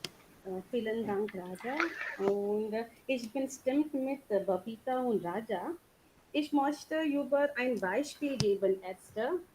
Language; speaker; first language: German; non-native, learner; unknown